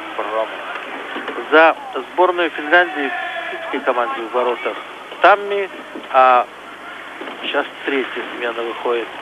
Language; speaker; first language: Russian; native; Russian